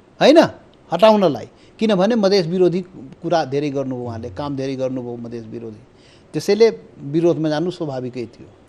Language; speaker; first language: Nepali; non-native, local second language; Maithili